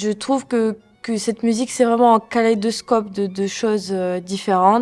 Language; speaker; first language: French; non-native, fluent; Ukrainian